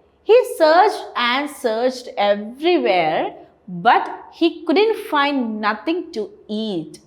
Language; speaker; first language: English; non-native, local second language; Malayalam